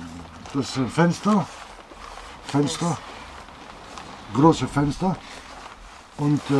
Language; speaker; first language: German; non-native, learner; Greek